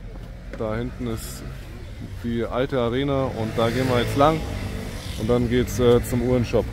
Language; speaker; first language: German; native; German